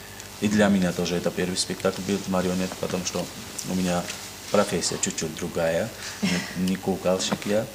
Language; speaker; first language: Russian; non-native, learner; Georgian